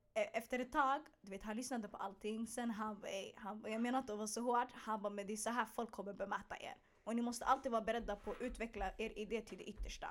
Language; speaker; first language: Swedish; early bilingual, other home language; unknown